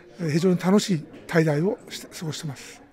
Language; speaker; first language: Japanese; native; Japanese